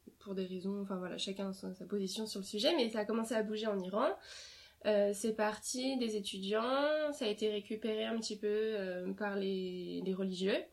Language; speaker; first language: French; native; French